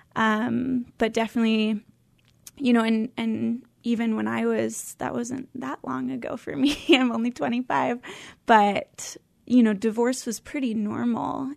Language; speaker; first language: English; native; English